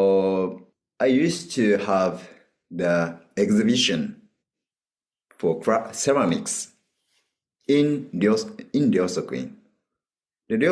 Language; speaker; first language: English; non-native, learner; Japanese